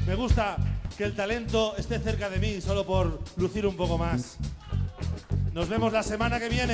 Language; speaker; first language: Spanish; native; Spanish